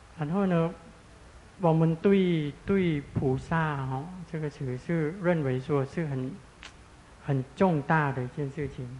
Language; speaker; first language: Chinese; non-native, fluent; Thai